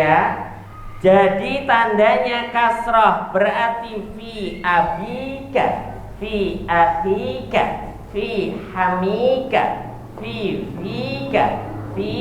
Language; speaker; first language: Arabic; non-native, fluent; Indonesian